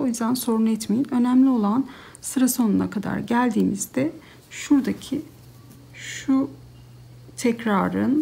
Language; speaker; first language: Turkish; native; Turkish